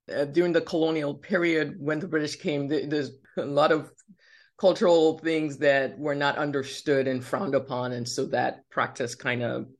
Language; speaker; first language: English; non-native, local second language; Yoruba